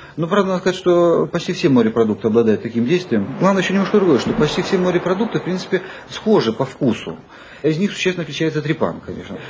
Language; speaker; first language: Russian; native; Russian